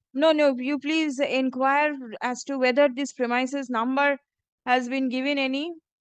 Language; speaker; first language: English; non-native, local second language; Bangla